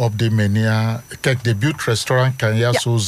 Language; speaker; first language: Dutch; non-native, learner; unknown